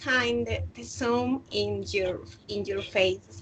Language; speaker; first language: English; non-native, learner; Spanish